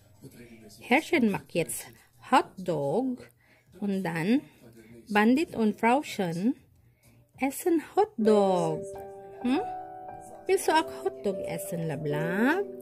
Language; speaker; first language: German; non-native, learner; Filipino